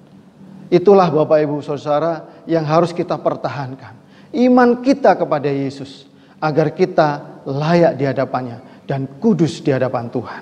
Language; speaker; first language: Indonesian; native; Indonesian